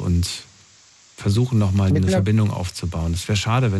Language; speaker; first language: German; native; German